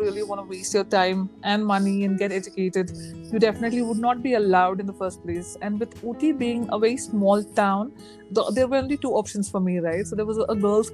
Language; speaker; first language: English; non-native, local second language; Urdu